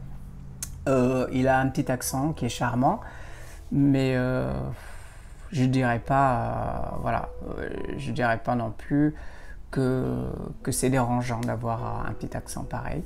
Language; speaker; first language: French; non-native, fluent; Indonesian